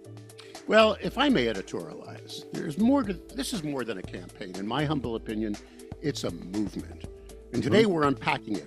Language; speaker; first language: English; native; English